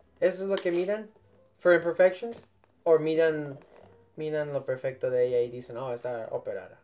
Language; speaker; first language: Spanish; early bilingual, heritage; Spanish